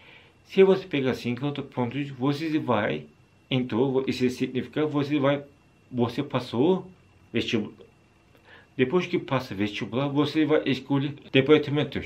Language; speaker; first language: Portuguese; non-native, learner; Turkish